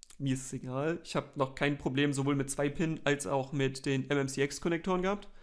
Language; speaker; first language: German; native; German